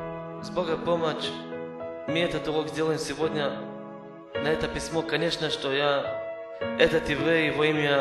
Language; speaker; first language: Russian; non-native, learner; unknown